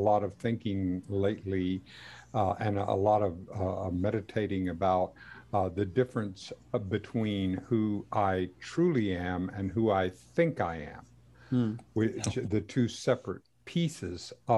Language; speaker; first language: English; non-native, fluent; Spanish